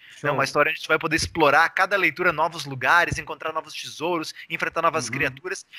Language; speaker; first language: Portuguese; native; Portuguese